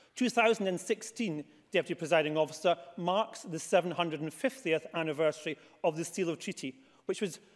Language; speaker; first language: English; native; English